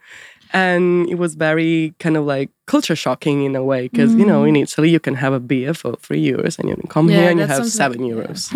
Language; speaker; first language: English; non-native, fluent; Italian